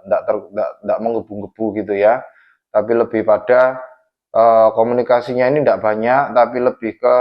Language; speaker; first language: Indonesian; native; Indonesian